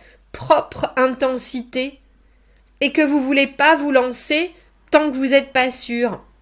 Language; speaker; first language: French; native; French